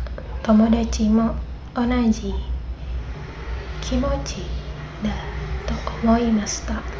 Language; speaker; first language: Japanese; non-native, learner; Indonesian